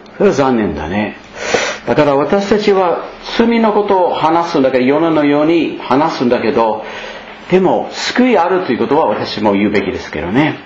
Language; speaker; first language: Japanese; non-native, fluent; English